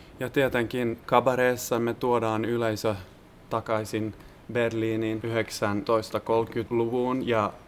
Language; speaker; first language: Finnish; non-native, fluent; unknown